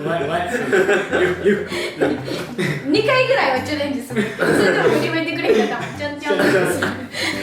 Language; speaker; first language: Japanese; native; Japanese